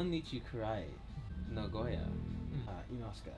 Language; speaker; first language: Japanese; non-native, learner; English